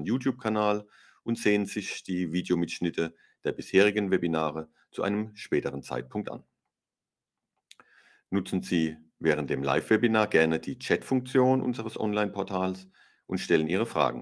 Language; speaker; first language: German; native; German